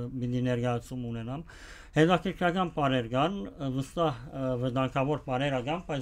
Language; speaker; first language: Armenian; early bilingual, heritage; Armenian